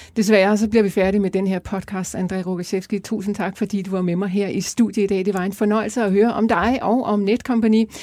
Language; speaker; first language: Danish; native; Danish